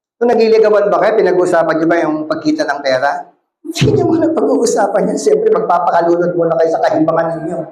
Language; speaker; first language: Filipino; non-native, local second language; Cebuano